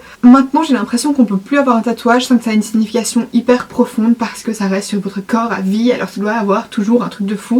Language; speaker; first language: French; native; French